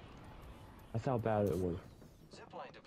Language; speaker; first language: English; native; English